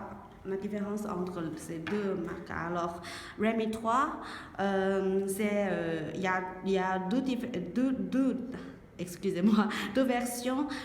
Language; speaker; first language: French; non-native, learner; Chinese